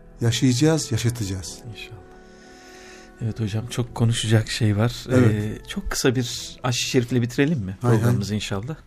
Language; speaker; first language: Turkish; native; Turkish